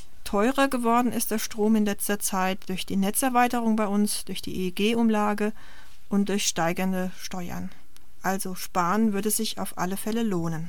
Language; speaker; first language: German; native; German